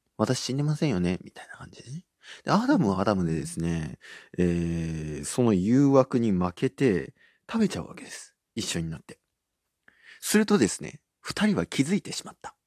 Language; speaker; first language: Japanese; native; Japanese